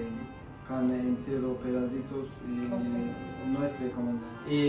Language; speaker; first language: Spanish; non-native, fluent; Turkish